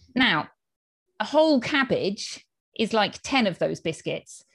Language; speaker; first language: English; native; English